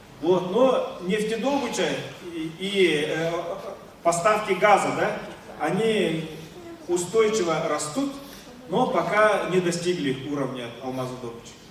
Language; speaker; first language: Russian; non-native, local second language; Yakut